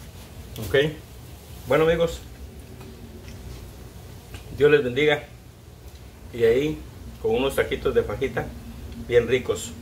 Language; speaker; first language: Spanish; native; Spanish